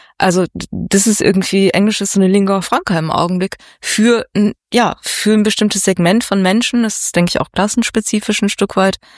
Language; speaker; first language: German; native; German